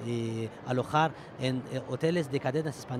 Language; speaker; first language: Spanish; non-native, fluent; Arabic